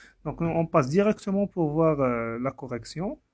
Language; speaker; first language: French; non-native, local second language; Arabic